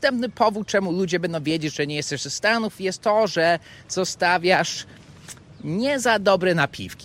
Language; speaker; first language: Polish; non-native, fluent; English